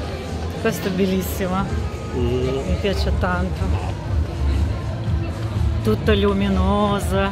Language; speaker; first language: Italian; non-native, learner; Russian